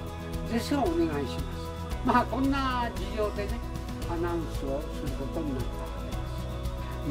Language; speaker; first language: Japanese; native; Japanese